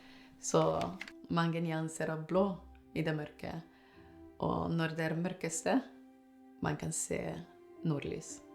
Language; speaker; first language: Norwegian; non-native, fluent; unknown